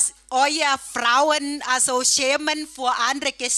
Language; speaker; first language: German; non-native, learner; Thai